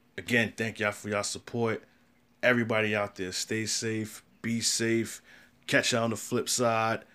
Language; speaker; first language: English; native; English